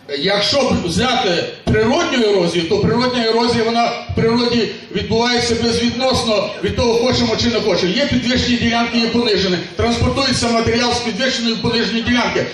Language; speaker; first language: Ukrainian; native; Ukrainian